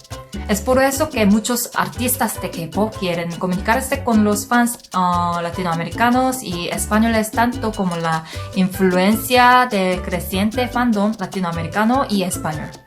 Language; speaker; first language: Spanish; non-native, learner; Korean